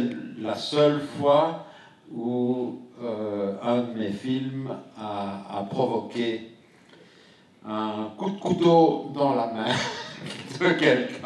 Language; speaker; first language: French; native; French